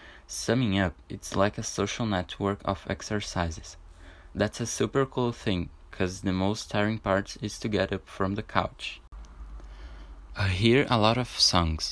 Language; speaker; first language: English; non-native, learner; Portuguese